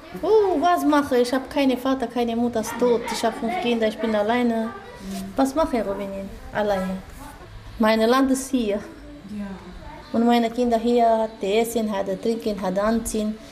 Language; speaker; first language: German; non-native, learner; Romanian